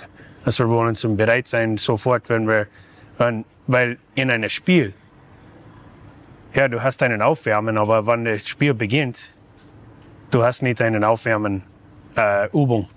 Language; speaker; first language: German; non-native, fluent; English